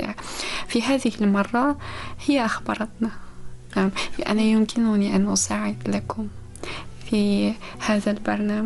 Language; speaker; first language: Arabic; non-native, fluent; Uzbek